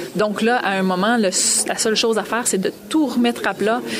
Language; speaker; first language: French; native; French